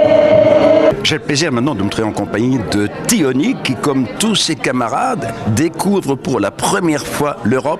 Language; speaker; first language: French; native; French